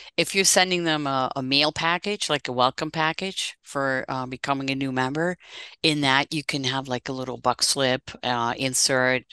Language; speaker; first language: English; non-native, fluent; Dutch